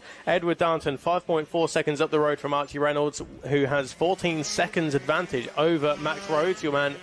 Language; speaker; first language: English; native; English